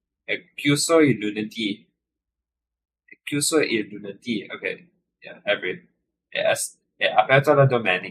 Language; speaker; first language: Italian; non-native, learner; English